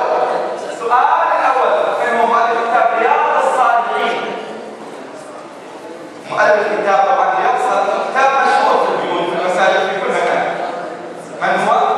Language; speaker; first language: Arabic; native; Arabic